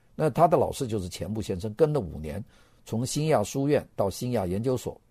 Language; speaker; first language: Chinese; native; Chinese